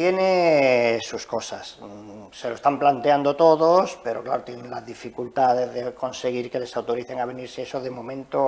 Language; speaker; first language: Spanish; native; Spanish